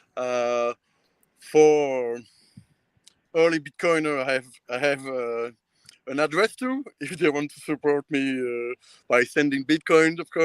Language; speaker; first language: English; non-native, learner; French